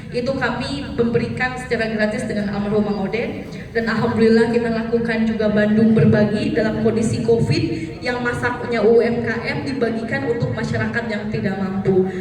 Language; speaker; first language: Indonesian; native; Indonesian